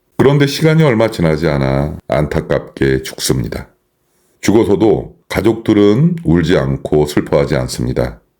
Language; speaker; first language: Korean; non-native, fluent; Chinese